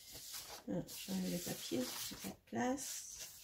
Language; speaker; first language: French; native; French